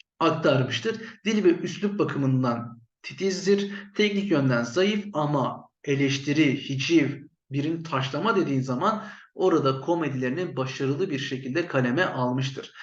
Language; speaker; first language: Turkish; native; Turkish